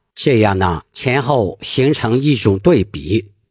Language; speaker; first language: Chinese; native; Chinese